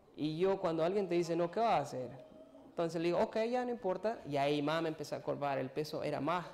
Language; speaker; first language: Spanish; native; Spanish